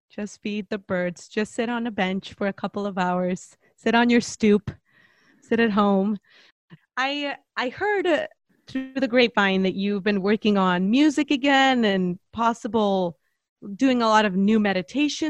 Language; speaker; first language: English; non-native, fluent; Spanish